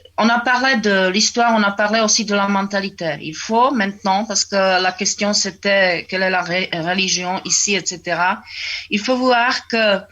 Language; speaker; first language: French; non-native, fluent; Czech